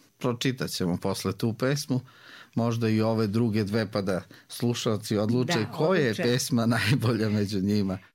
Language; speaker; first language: Serbian; native; Serbian